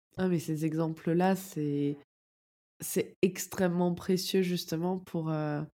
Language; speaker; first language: French; native; French